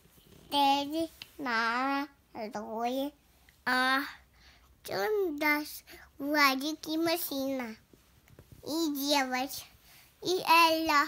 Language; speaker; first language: Russian; early bilingual, heritage; Russian